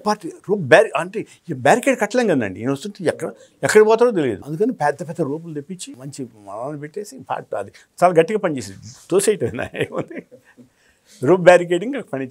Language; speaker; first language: Telugu; native; Telugu